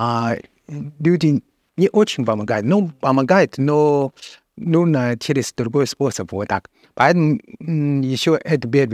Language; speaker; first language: Russian; non-native, learner; Chinese